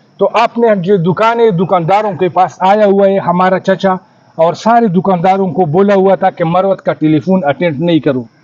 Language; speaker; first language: Urdu; non-native, local second language; Pashto